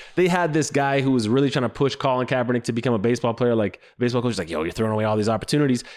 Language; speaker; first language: English; native; English